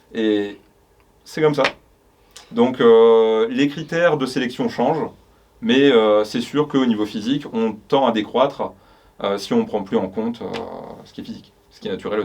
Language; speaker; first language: French; native; French